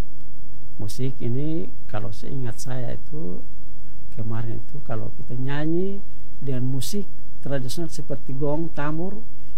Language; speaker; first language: Indonesian; non-native, local second language; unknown